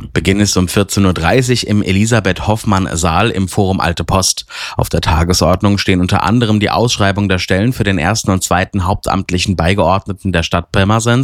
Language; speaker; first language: German; native; German